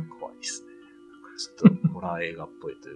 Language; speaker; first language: Japanese; native; Japanese